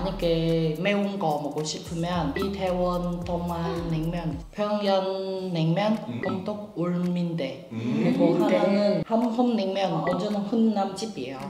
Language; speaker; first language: Korean; non-native, fluent; Thai